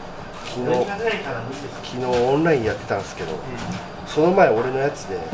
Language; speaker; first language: Japanese; native; Japanese